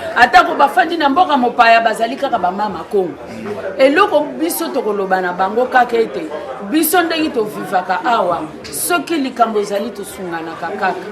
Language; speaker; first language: Lingala; non-native, local second language; Kongo